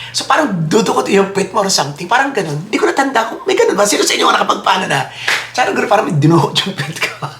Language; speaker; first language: Filipino; native; Filipino